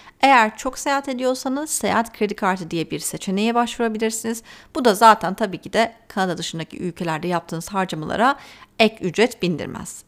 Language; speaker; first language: Turkish; native; Turkish